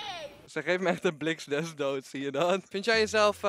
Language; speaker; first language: Dutch; native; Dutch